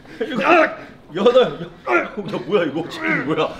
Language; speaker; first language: Korean; native; Korean